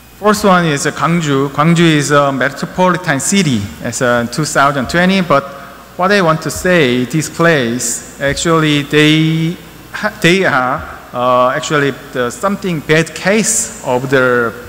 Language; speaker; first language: English; non-native, learner; Korean